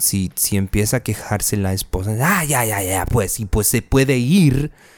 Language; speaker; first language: Spanish; early bilingual, other home language; English